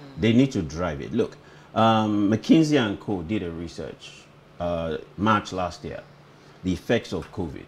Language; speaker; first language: English; non-native, local second language; Yoruba